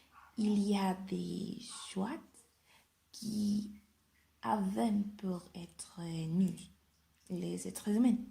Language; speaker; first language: French; non-native, learner; Spanish